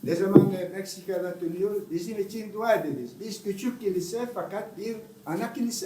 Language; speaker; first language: Turkish; non-native, learner; Italian